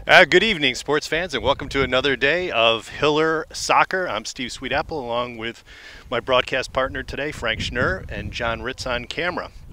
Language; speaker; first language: English; native; English